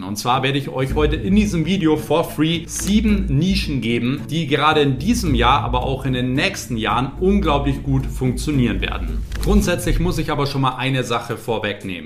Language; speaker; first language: German; native; German